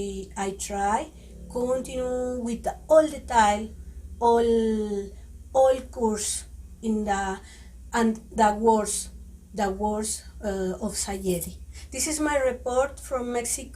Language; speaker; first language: English; non-native, learner; Spanish